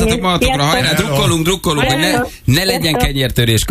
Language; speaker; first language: Hungarian; native; Hungarian